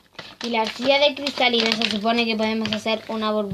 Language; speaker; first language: Spanish; native; Spanish